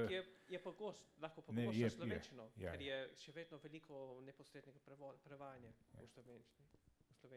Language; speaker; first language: Slovenian; non-native, fluent; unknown